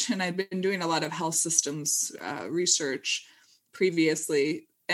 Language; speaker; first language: English; native; English